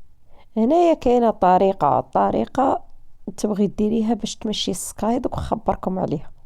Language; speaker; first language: Arabic; native; Arabic